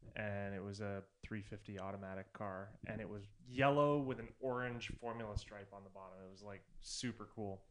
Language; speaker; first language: English; native; English